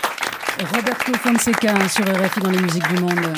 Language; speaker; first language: French; native; French